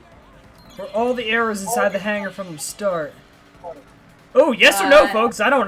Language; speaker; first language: English; native; English